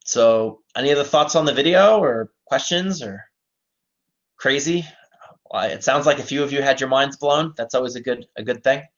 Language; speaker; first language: English; native; English